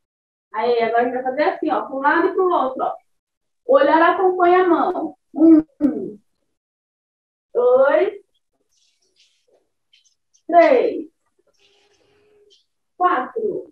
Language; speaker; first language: Portuguese; native; Portuguese